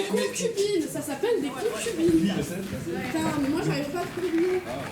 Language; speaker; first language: French; native; French